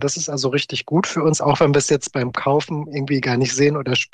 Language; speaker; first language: German; native; German